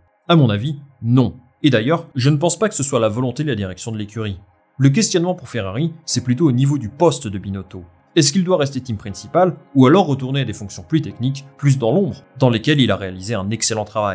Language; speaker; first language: French; native; French